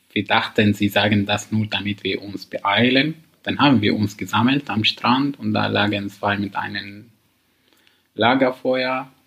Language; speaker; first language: German; non-native, learner; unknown